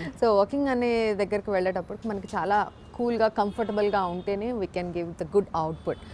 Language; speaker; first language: Telugu; native; Telugu